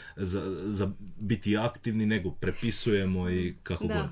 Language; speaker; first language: Croatian; native; Croatian